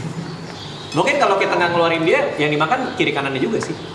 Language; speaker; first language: Indonesian; native; Indonesian